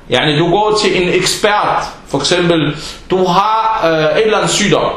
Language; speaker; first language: Danish; non-native, fluent; Arabic